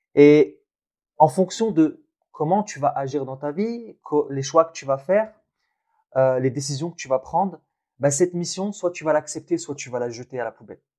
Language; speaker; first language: French; early bilingual, other home language; Arabic